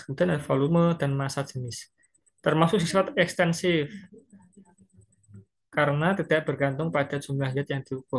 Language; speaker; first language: Indonesian; native; Indonesian